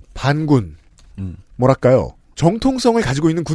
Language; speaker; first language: Korean; native; Korean